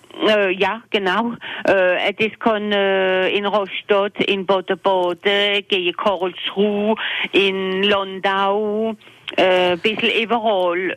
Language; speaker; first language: German; non-native, local second language; French